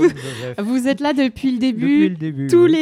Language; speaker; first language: French; native; French